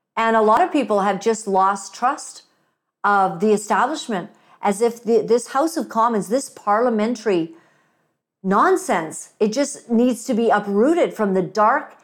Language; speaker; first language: English; native; English